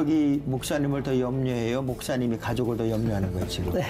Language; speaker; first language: Korean; native; Korean